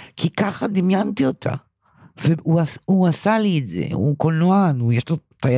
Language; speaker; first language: Hebrew; early bilingual, other home language; English